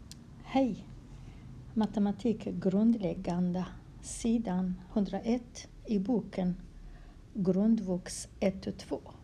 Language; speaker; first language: Swedish; non-native, fluent; Kurdish